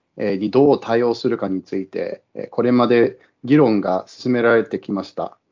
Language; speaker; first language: Japanese; non-native, fluent; English